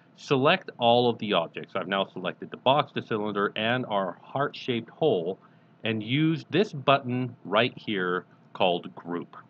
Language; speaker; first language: English; native; English